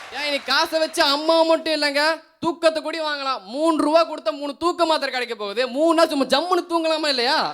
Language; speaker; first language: Tamil; native; Tamil